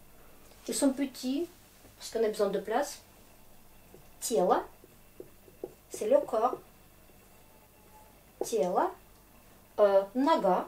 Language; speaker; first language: French; non-native, fluent; Russian